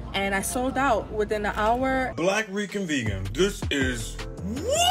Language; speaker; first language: English; native; English